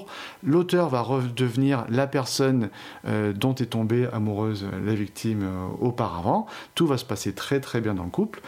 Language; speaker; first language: French; native; French